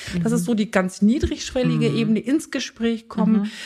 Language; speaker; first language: German; early bilingual, other home language; Turkish